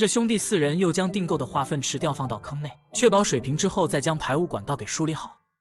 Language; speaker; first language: Chinese; native; Chinese